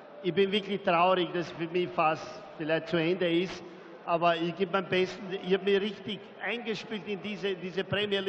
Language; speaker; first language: German; non-native, fluent; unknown